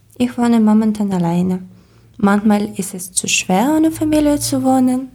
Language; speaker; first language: German; non-native, learner; Ukrainian